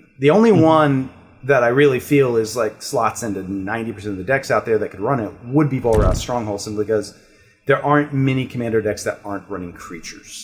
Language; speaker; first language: English; native; English